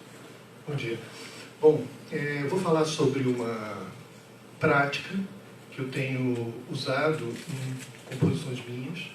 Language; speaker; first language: Portuguese; native; Portuguese